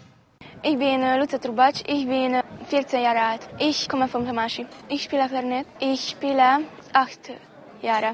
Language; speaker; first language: German; non-native, learner; Hungarian